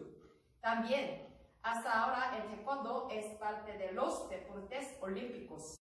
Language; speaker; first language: Spanish; non-native, learner; Korean